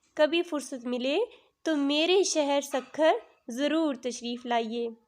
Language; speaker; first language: Urdu; native; Urdu